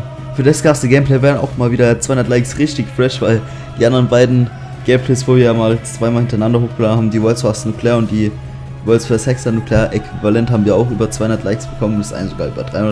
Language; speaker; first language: German; native; German